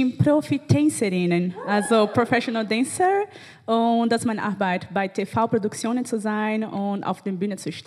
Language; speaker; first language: German; non-native, fluent; Portuguese